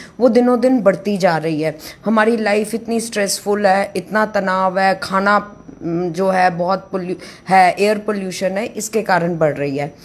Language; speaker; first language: Hindi; non-native, local second language; Punjabi